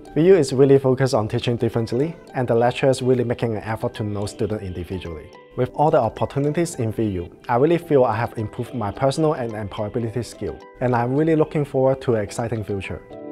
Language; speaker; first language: English; non-native, local second language; Cantonese